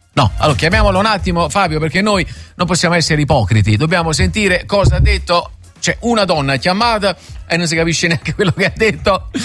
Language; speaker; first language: Italian; native; Italian